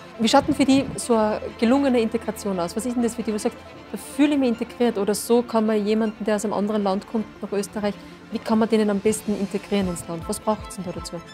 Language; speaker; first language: German; early bilingual, other home language; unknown